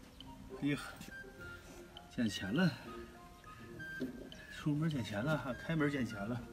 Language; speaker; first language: Chinese; native; Chinese